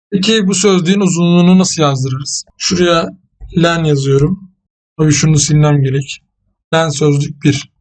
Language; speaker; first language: Turkish; native; Turkish